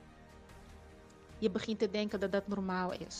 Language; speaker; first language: Dutch; non-native, fluent; Portuguese